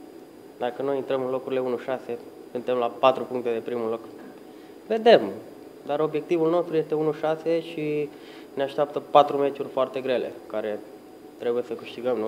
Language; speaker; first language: Romanian; early bilingual, heritage; Romanian